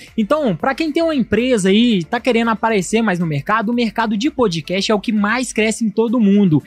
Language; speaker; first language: Portuguese; native; Portuguese